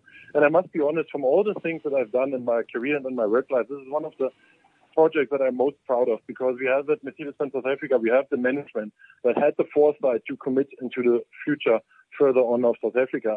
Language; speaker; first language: English; non-native, fluent; German